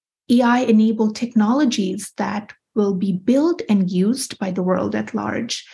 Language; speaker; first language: English; non-native, local second language; Bangla